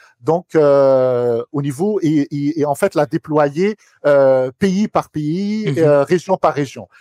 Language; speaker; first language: French; non-native, local second language; Arabic